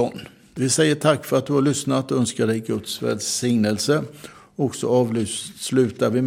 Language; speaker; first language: Swedish; native; Swedish